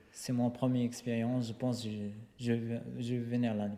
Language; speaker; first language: French; non-native, learner; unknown